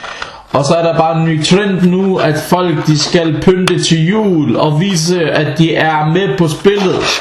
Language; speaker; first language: Danish; non-native, fluent; Arabic